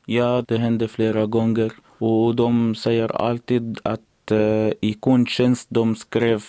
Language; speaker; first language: Swedish; non-native, learner; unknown